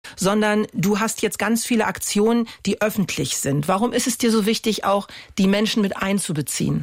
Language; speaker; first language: German; native; German